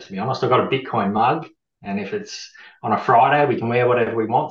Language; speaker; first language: English; native; English